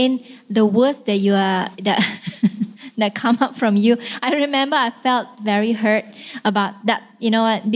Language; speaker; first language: English; non-native, fluent; Indonesian